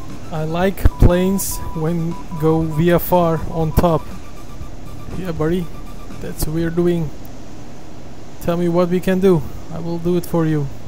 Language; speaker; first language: English; non-native, fluent; Turkish